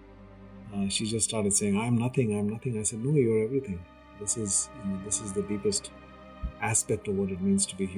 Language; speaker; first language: English; non-native, local second language; Hindi